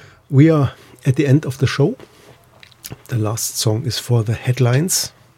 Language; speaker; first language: English; non-native, learner; German